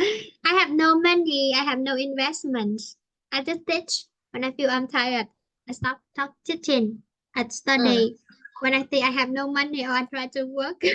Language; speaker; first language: English; non-native, fluent; Vietnamese